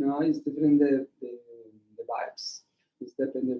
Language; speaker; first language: English; non-native, learner; Spanish